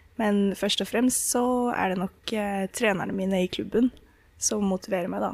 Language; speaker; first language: Norwegian; native; Norwegian